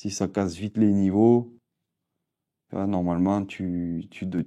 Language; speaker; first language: French; native; French